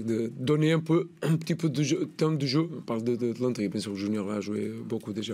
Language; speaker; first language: French; non-native, learner; Portuguese